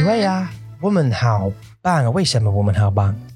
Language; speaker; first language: Chinese; non-native, learner; English